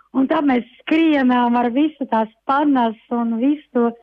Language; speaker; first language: Latvian; non-native, fluent; Portuguese